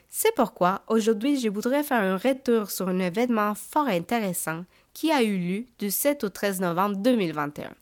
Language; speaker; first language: French; native; French